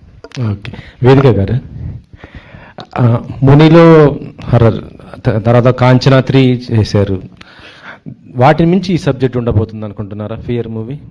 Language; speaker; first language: Telugu; native; Telugu